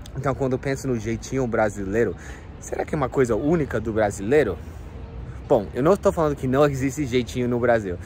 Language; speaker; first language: Portuguese; non-native, fluent; English